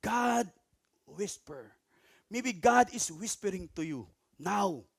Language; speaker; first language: English; non-native, local second language; Filipino